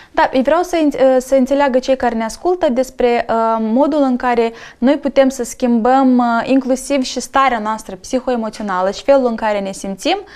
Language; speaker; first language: Romanian; native; Romanian